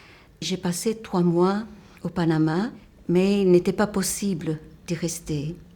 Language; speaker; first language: French; non-native, fluent; Portuguese